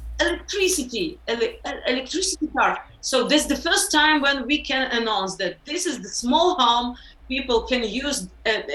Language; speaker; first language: English; non-native, learner; Ukrainian